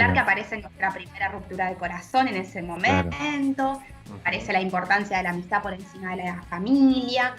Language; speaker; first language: Spanish; native; Spanish